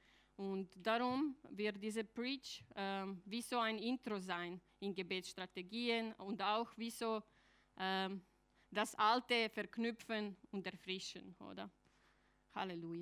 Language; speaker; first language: German; non-native, fluent; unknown